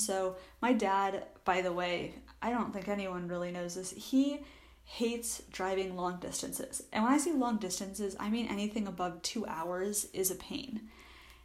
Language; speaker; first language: English; native; English